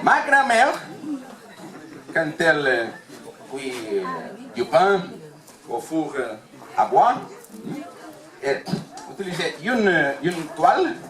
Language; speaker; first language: French; non-native, learner; Portuguese